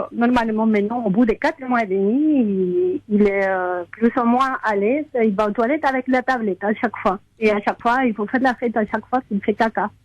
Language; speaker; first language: French; non-native, fluent; Spanish